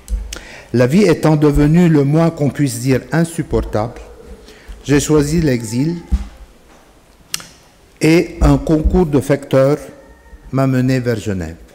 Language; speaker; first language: French; non-native, fluent; Arabic